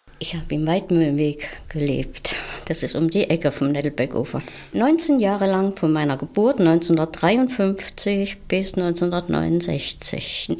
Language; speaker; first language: German; native; German